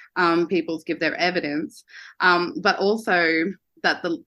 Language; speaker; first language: English; native; English